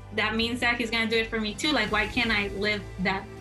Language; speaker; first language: English; native; English